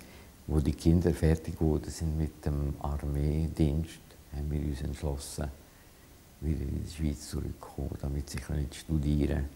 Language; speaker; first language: German; non-native, fluent; Hungarian